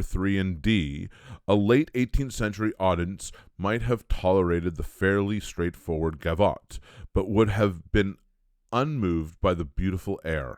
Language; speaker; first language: English; native; English